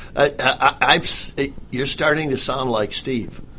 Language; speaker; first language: English; native; English